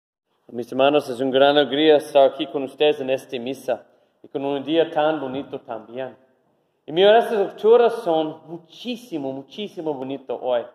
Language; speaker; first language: Spanish; non-native, learner; English